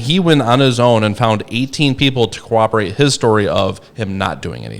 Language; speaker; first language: English; native; English